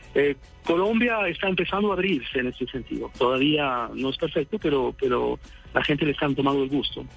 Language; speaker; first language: Spanish; non-native, fluent; Swedish